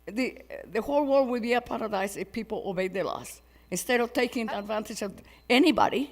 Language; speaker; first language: English; non-native, fluent; Spanish